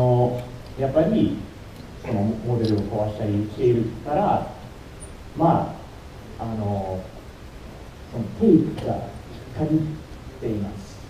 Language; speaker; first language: Japanese; non-native, fluent; English